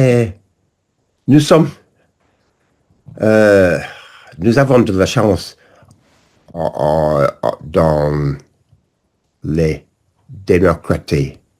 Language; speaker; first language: French; non-native, learner; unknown